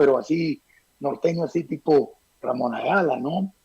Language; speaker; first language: Spanish; early bilingual, heritage; Spanish